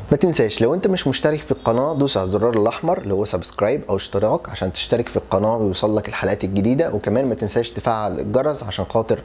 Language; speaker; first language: Arabic; native; Arabic